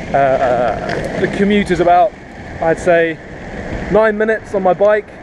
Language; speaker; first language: English; native; English